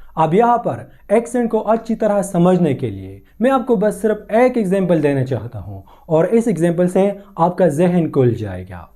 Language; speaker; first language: Urdu; non-native, local second language; Pashto